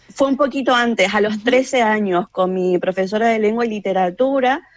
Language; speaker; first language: Spanish; native; Spanish